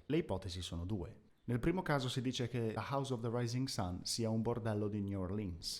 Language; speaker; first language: Italian; native; Italian